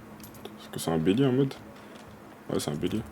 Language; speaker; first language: French; native; French